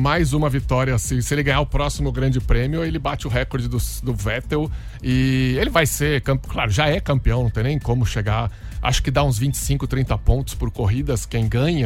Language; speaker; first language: Portuguese; native; Portuguese